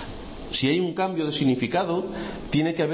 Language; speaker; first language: Spanish; native; Spanish